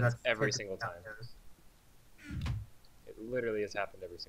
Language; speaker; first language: English; native; English